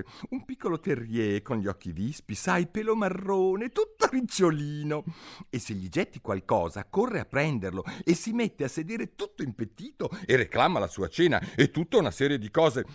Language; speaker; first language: Italian; native; Italian